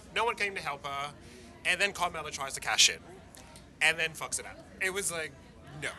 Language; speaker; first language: English; native; English